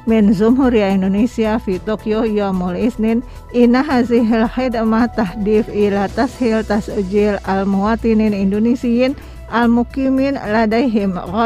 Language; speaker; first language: Arabic; non-native, fluent; Indonesian